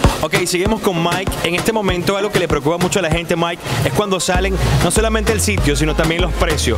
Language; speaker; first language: Spanish; native; Spanish